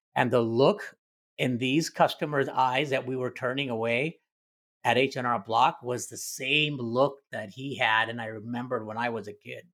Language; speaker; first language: English; early bilingual, other home language; Hindi